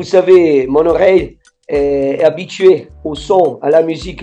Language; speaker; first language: French; non-native, fluent; Italian